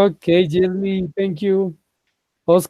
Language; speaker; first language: English; non-native, fluent; Spanish